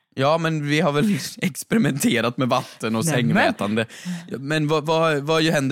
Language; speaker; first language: Swedish; native; Swedish